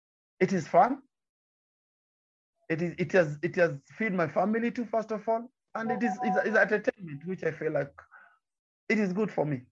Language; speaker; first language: English; non-native, local second language; Luo (Kenya and Tanzania)